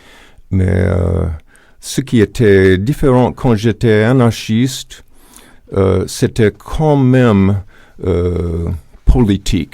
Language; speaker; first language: French; non-native, fluent; English